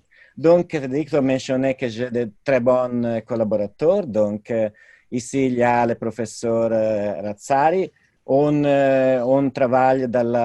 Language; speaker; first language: French; non-native, fluent; Italian